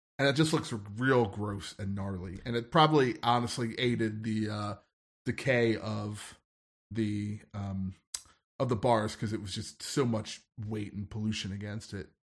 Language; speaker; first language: English; native; English